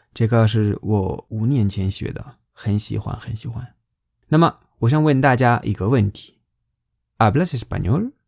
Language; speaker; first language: Chinese; non-native, fluent; Spanish